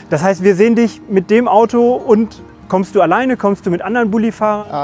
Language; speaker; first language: German; native; German